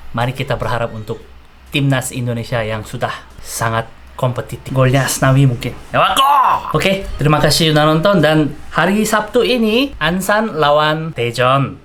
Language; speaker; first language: Indonesian; non-native, fluent; Korean